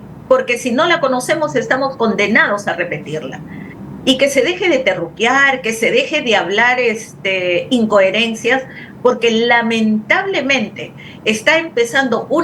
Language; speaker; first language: Spanish; native; Spanish